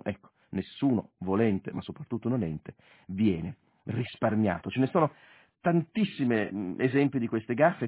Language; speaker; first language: Italian; native; Italian